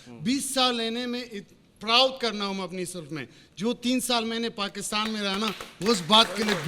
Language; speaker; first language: Hindi; non-native, learner; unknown